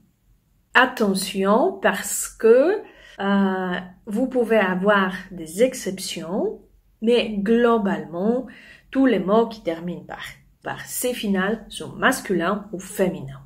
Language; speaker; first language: French; non-native, fluent; Polish